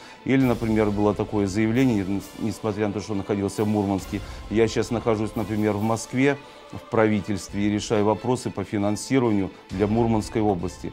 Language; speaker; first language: Russian; native; Russian